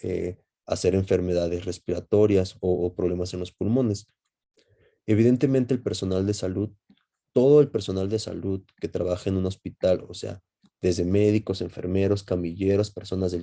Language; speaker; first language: Spanish; native; Spanish